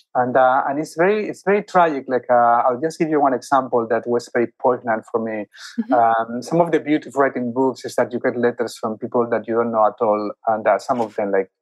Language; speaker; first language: English; non-native, fluent; Spanish